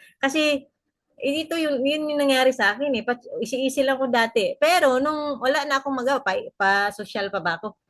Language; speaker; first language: Filipino; non-native, local second language; Cebuano